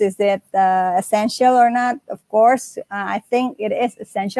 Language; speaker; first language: English; non-native, fluent; Indonesian